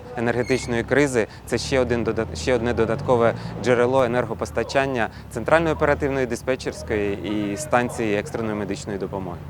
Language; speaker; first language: Ukrainian; native; Ukrainian